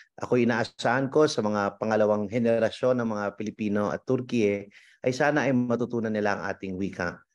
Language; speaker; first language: Filipino; native; Filipino